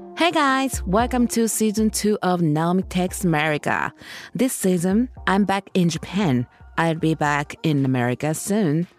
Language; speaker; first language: English; non-native, learner; Japanese